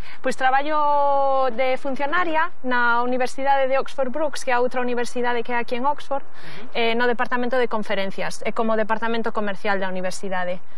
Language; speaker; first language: Galician; native; Galician